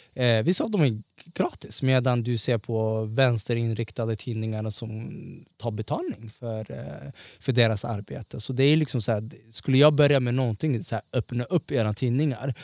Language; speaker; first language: Swedish; early bilingual, other home language; Somali